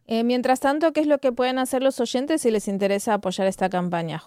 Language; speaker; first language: Spanish; native; Spanish